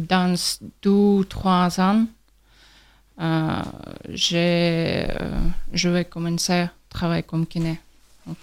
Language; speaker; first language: French; non-native, learner; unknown